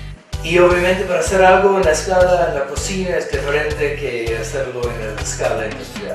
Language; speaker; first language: Spanish; non-native, fluent; English